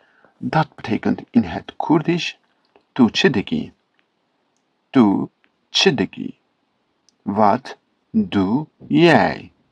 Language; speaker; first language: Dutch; non-native, learner; Kurdish